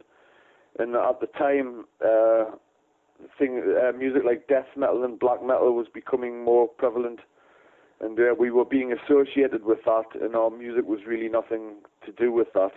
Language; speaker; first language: English; native; English